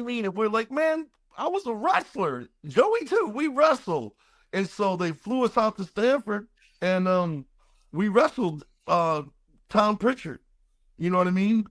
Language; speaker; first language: English; native; English